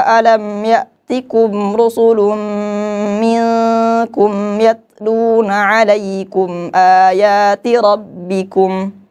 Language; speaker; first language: Arabic; non-native, learner; Indonesian